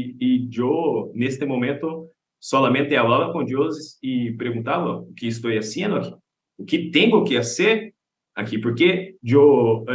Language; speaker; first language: Spanish; non-native, learner; Portuguese